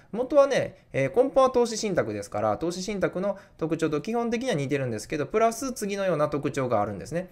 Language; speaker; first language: Japanese; native; Japanese